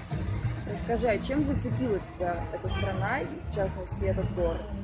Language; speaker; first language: Russian; native; Russian